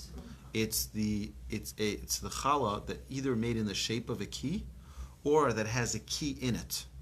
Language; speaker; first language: English; native; English